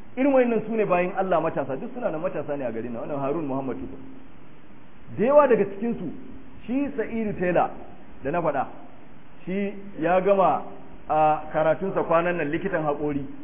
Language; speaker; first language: Hausa; native; Hausa